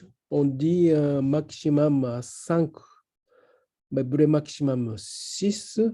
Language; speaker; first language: French; non-native, fluent; Japanese